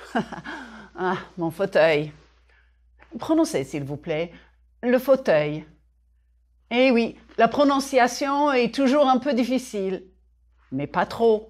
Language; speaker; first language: French; native; French